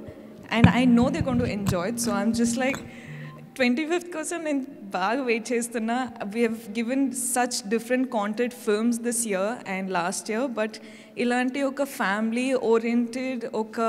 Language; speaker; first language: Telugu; non-native, fluent; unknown